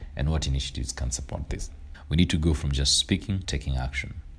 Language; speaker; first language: English; non-native, local second language; Kinyarwanda